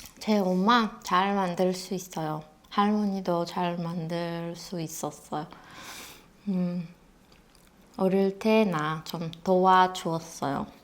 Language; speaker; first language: Korean; non-native, learner; Russian